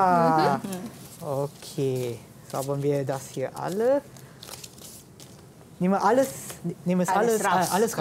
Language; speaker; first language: German; non-native, learner; Malay